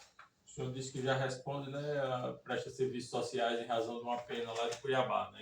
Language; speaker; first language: Portuguese; native; Portuguese